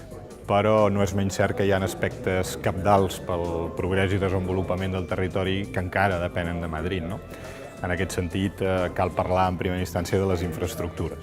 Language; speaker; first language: Catalan; native; Catalan